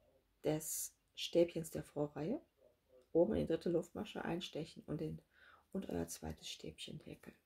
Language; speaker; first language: German; native; German